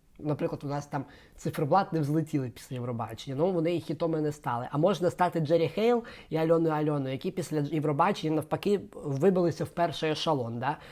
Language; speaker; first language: Ukrainian; non-native, local second language; Russian